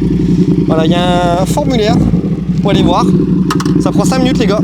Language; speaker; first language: French; native; French